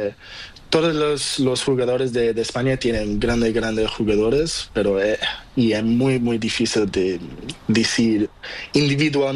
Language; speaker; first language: Spanish; non-native, learner; Portuguese